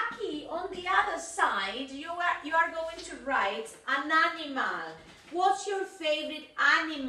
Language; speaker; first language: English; non-native, fluent; Spanish